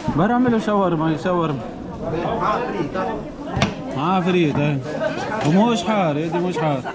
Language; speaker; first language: Arabic; native; Arabic